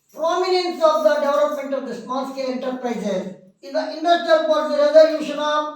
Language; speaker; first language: English; non-native, local second language; Telugu